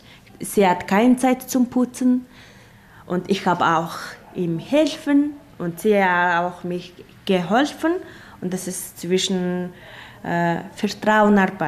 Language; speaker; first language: German; non-native, learner; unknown